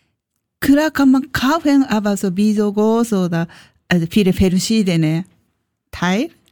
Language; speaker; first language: German; non-native, learner; Japanese